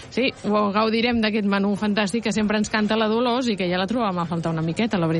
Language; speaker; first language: Catalan; native; Catalan